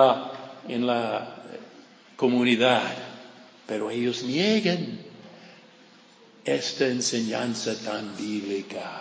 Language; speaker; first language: Spanish; non-native, fluent; English